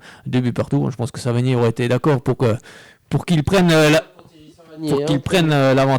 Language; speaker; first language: French; native; French